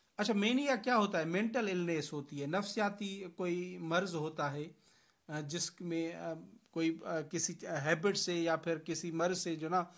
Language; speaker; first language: Urdu; non-native, local second language; Sindhi